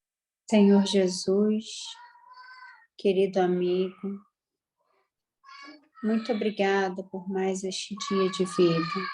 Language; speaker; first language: Portuguese; native; Portuguese